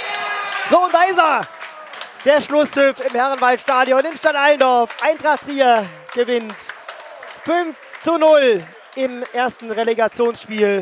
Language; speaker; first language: German; native; German